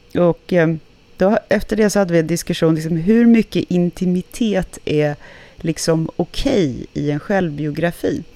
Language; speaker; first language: Swedish; native; Swedish